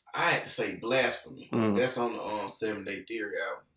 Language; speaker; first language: English; native; English